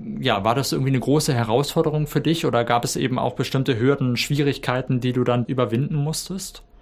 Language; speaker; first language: German; native; German